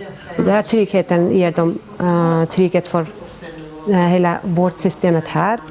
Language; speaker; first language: Swedish; non-native, fluent; Persian